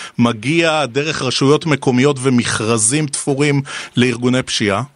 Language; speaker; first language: Hebrew; native; Hebrew